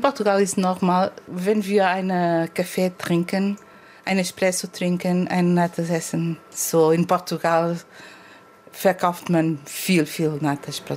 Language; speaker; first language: German; non-native, learner; Portuguese